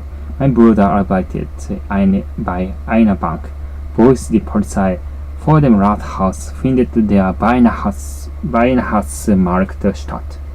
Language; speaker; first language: German; non-native, learner; Japanese